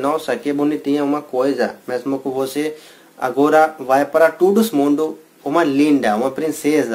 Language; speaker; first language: Portuguese; non-native, learner; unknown